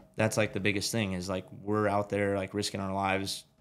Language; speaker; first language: English; native; English